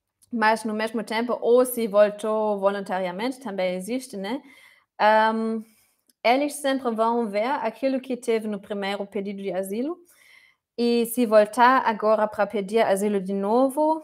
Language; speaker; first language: Portuguese; non-native, fluent; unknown